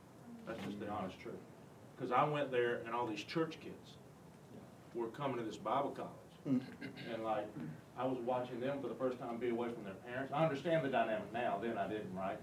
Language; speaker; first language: English; native; English